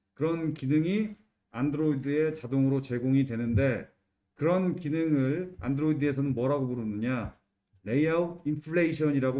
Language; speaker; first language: Korean; native; Korean